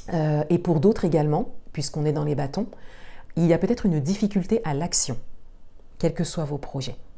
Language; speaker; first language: French; native; French